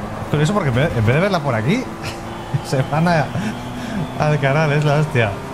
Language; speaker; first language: Spanish; native; Spanish